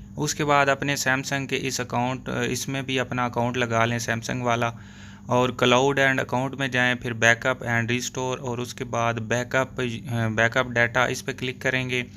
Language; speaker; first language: Urdu; non-native, local second language; Punjabi